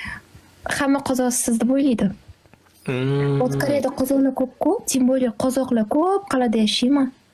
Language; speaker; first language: Kazakh; non-native, learner; Uzbek